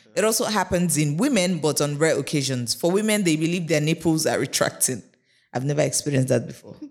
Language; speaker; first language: English; non-native, local second language; Yoruba